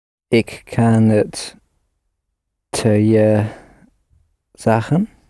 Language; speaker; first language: Dutch; non-native, learner; English